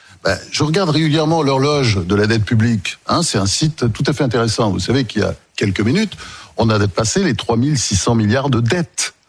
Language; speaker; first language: French; native; French